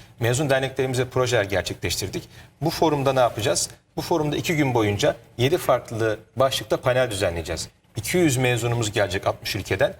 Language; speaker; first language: Turkish; native; Turkish